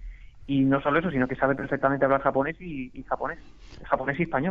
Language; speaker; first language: Spanish; native; Spanish